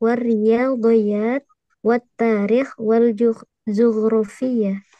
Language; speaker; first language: Arabic; non-native, learner; Indonesian